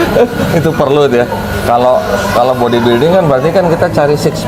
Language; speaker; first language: Indonesian; native; Indonesian